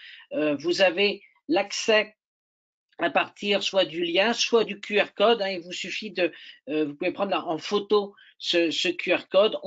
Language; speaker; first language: French; native; French